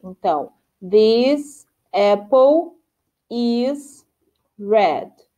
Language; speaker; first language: English; non-native, fluent; Portuguese